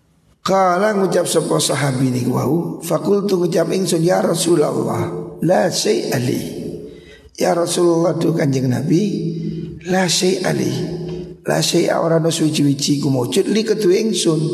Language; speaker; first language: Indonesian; non-native, local second language; Javanese